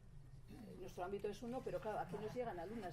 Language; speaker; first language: Spanish; native; Spanish